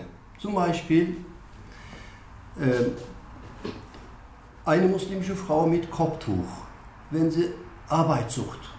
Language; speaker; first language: German; non-native, fluent; Turkish